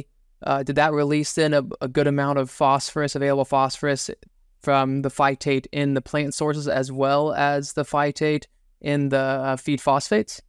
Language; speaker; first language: English; native; English